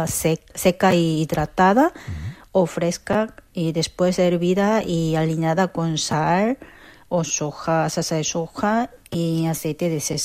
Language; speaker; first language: Spanish; non-native, fluent; Korean